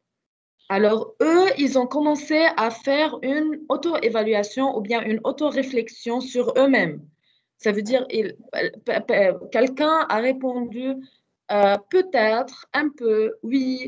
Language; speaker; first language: French; non-native, fluent; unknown